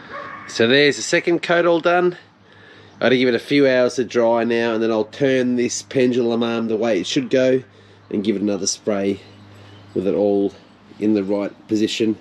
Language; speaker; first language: English; native; English